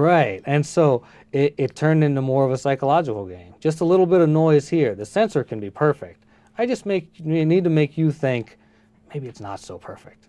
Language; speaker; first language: English; early bilingual, other home language; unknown